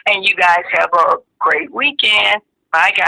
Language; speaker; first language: English; native; English